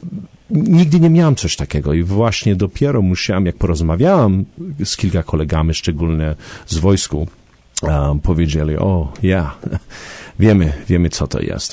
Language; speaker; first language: Polish; early bilingual, heritage; Polish